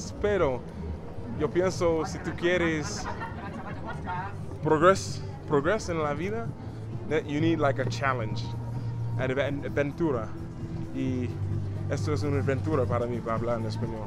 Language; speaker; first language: Spanish; non-native, learner; English